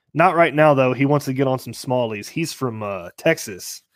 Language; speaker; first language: English; native; English